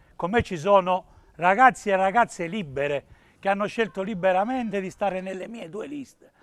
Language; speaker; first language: Italian; native; Italian